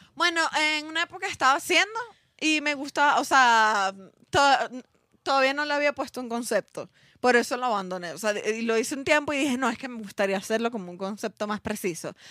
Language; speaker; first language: Spanish; native; Spanish